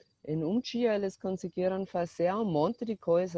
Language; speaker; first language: Portuguese; non-native, fluent; German